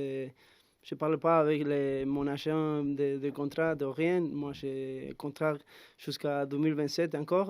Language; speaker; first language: French; non-native, fluent; Spanish